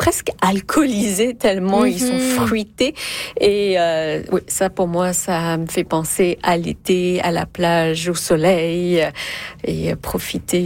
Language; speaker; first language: French; native; French